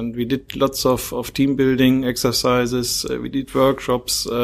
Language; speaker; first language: English; non-native, fluent; German